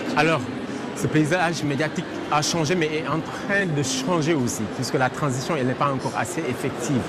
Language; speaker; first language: French; non-native, local second language; Wolof